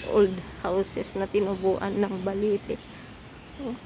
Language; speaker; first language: Filipino; non-native, local second language; Iloko